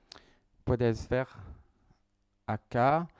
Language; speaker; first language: Spanish; non-native, learner; French